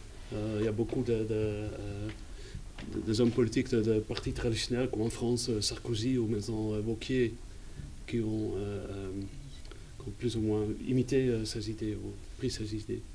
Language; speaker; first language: French; non-native, fluent; Dutch